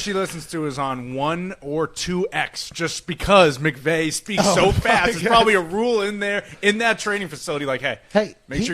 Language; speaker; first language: English; native; English